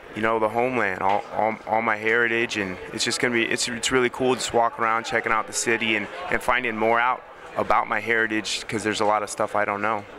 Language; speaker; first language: English; native; English